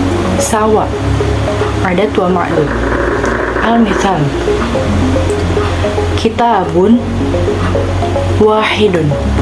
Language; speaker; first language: Arabic; non-native, learner; Indonesian